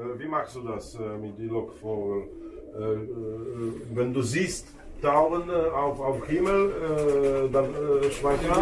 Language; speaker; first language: German; non-native, fluent; Polish